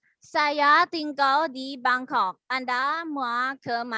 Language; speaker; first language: Indonesian; non-native, learner; Thai